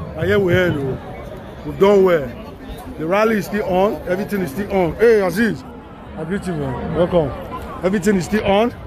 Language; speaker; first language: English; non-native, local second language; Bini